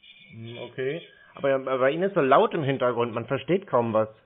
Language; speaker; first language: German; native; German